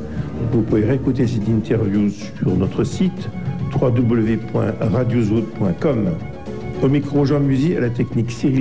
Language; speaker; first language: French; native; French